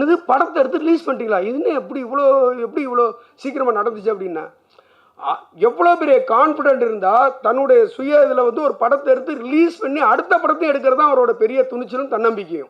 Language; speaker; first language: Tamil; native; Tamil